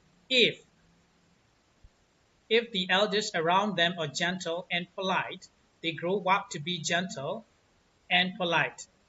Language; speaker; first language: English; non-native, fluent; Burmese